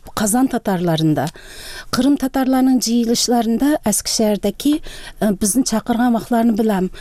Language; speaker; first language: Tatar; early bilingual, heritage; Tatar